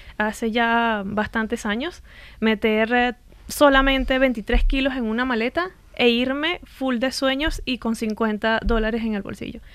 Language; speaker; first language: Spanish; native; Spanish